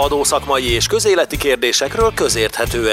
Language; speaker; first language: Hungarian; native; Hungarian